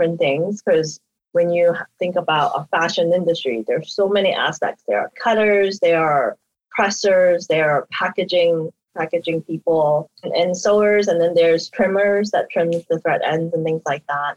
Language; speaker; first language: English; native; English